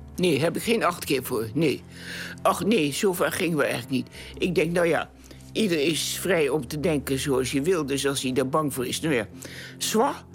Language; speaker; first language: Dutch; native; Dutch